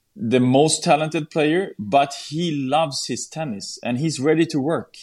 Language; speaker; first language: English; non-native, fluent; Swedish